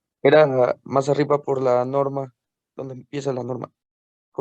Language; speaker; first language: Spanish; native; Spanish